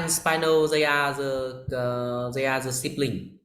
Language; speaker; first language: English; non-native, learner; Vietnamese